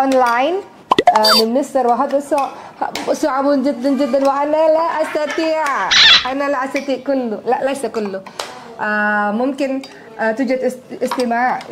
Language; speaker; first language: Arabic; non-native, learner; Indonesian